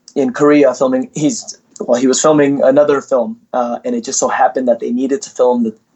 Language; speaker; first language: English; early bilingual, other home language; Indonesian